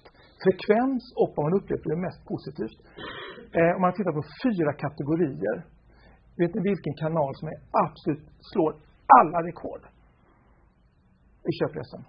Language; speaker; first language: Swedish; native; Swedish